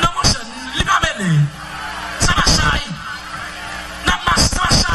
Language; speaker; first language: French; non-native, local second language; Haitian Creole